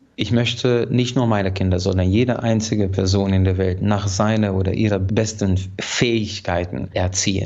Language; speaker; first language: German; non-native, fluent; Hungarian